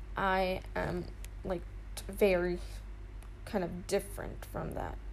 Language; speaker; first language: English; non-native, fluent; Arabic